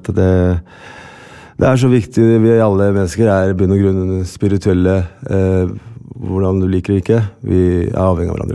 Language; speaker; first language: Norwegian; non-native, fluent; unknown